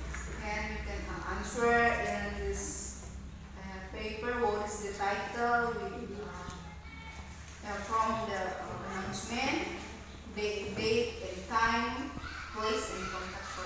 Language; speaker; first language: English; non-native, fluent; Indonesian